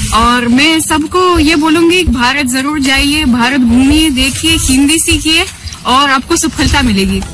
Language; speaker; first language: Hindi; non-native, fluent; Russian